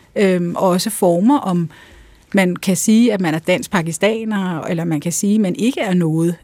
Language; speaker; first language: Danish; early bilingual, other home language; Urdu